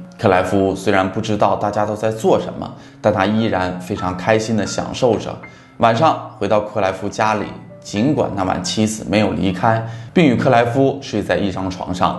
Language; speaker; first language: Chinese; native; Chinese